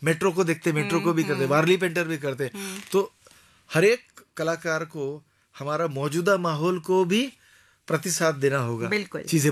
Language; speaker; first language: Hindi; non-native, local second language; Marathi